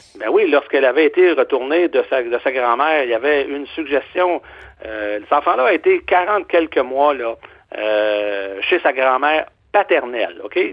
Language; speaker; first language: French; native; French